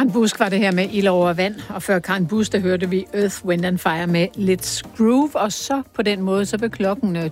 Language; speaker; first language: Danish; native; Danish